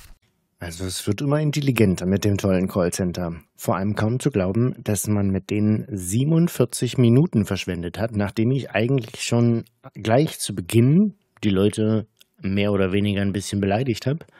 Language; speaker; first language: German; native; German